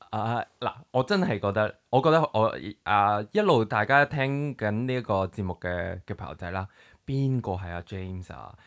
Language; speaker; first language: Cantonese; native; Cantonese